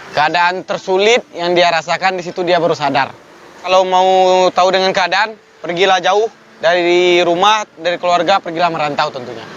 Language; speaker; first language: Indonesian; native; Indonesian